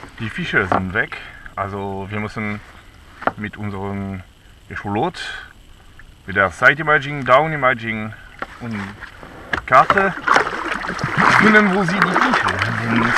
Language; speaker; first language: German; non-native, fluent; French